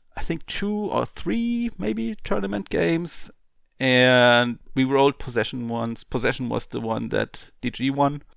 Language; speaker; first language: English; non-native, fluent; German